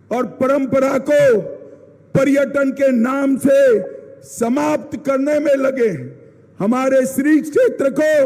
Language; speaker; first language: Hindi; non-native, local second language; Gujarati